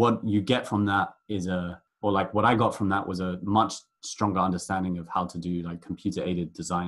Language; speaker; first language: English; native; English